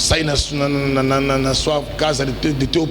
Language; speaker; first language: Portuguese; non-native, learner; Lingala